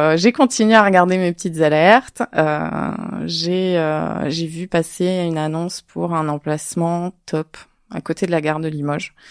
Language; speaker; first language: French; native; French